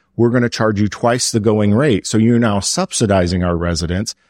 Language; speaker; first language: English; native; English